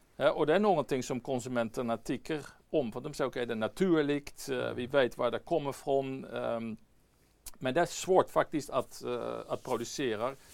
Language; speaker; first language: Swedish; non-native, fluent; Dutch